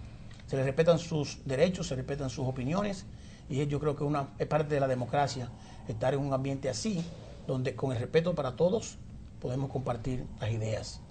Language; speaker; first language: Spanish; native; Spanish